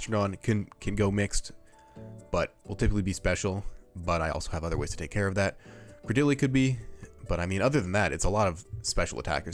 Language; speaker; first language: English; native; English